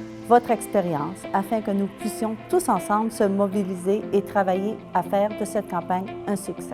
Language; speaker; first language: French; native; French